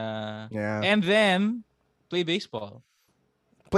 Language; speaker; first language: English; non-native, local second language; Filipino